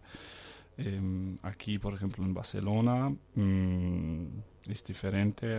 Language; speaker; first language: Spanish; non-native, fluent; Danish